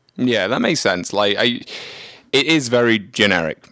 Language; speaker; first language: English; native; English